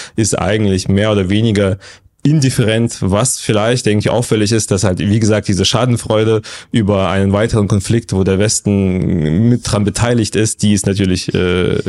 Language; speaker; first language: German; non-native, fluent; Russian